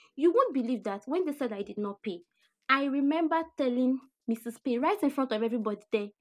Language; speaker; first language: English; non-native, local second language; Yoruba